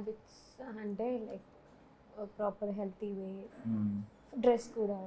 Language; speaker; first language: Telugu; non-native, learner; Malayalam